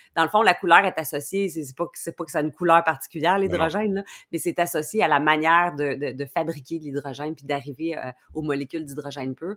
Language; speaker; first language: French; native; French